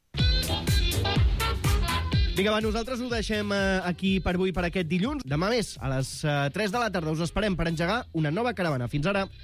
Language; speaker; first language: Catalan; native; Catalan